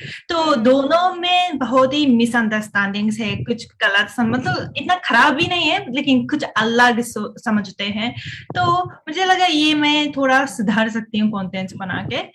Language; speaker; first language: Hindi; non-native, fluent; Japanese